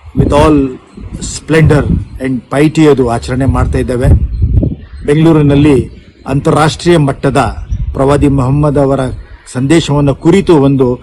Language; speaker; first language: Kannada; non-native, local second language; Urdu